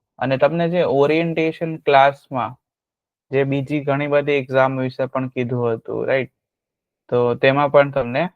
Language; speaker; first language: Gujarati; native; Gujarati